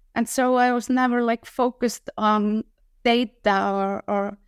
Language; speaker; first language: English; non-native, fluent; Icelandic